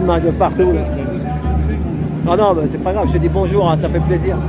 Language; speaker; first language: French; native; French